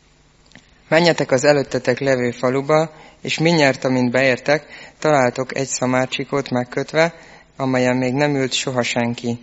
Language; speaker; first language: Hungarian; native; Hungarian